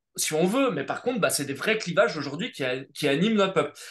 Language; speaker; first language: French; native; French